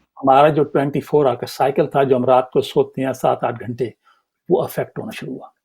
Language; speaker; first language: Urdu; native; Urdu